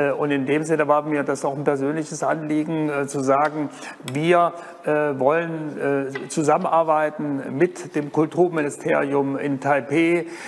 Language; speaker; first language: German; native; German